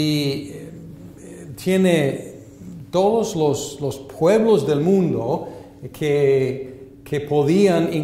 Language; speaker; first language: Spanish; non-native, fluent; English